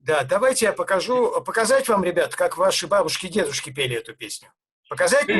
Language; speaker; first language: Russian; native; Russian